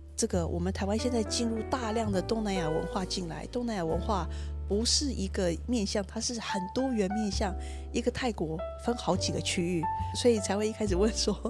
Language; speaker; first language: Chinese; native; Chinese